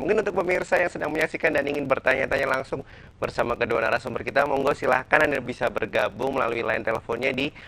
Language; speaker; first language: Indonesian; native; Indonesian